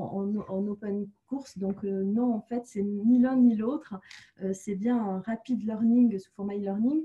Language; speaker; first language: French; native; French